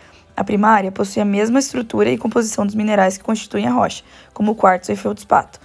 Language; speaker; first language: Portuguese; native; Portuguese